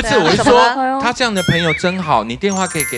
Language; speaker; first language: Chinese; native; Chinese